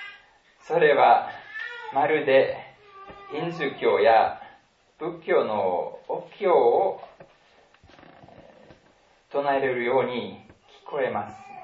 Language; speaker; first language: Japanese; non-native, fluent; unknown